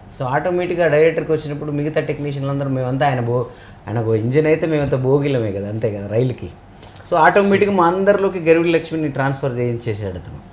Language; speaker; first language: Telugu; native; Telugu